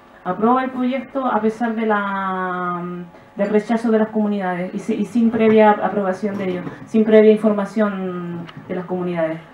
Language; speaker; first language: Spanish; native; Spanish